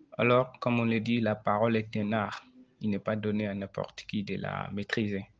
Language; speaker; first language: French; non-native, local second language; Bambara